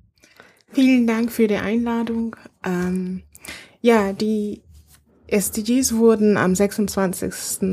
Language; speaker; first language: German; non-native, fluent; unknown